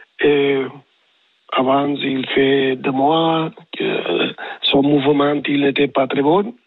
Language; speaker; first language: French; non-native, learner; Spanish